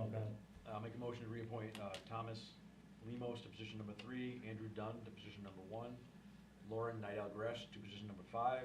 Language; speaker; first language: English; native; English